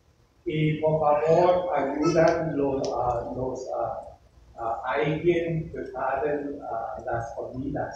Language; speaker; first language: Spanish; non-native, learner; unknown